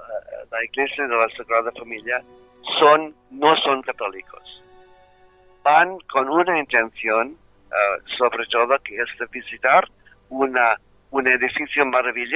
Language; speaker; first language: Spanish; non-native, fluent; English